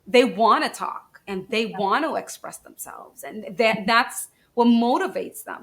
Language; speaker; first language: English; native; English